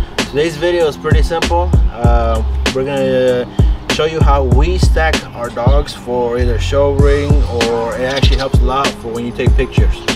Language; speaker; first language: English; early bilingual, other home language; Spanish